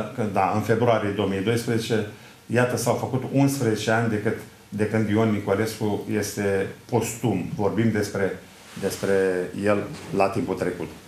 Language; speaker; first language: Romanian; native; Romanian